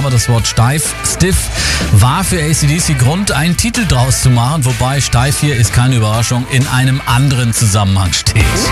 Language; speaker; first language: German; native; German